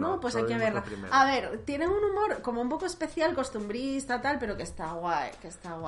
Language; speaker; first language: Spanish; native; Spanish